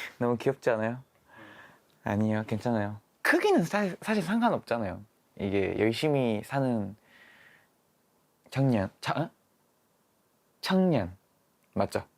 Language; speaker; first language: Korean; non-native, fluent; Japanese